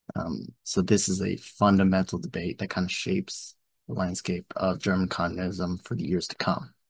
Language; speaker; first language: English; native; English